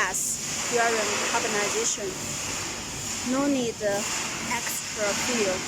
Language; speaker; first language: English; non-native, learner; Chinese